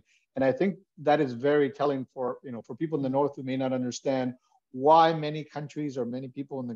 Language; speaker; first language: English; native; English